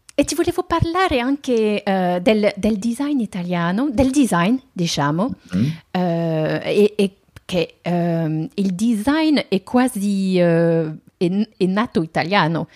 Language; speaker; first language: Italian; non-native, fluent; French